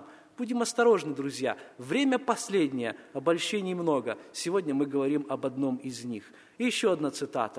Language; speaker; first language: Russian; native; Russian